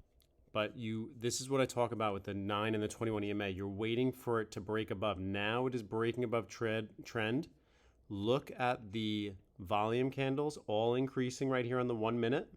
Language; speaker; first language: English; native; English